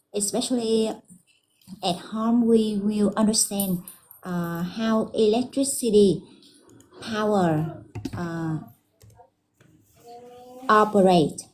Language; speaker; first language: English; non-native, learner; Vietnamese